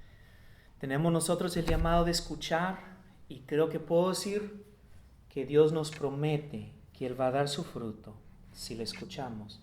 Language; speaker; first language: Spanish; non-native, fluent; English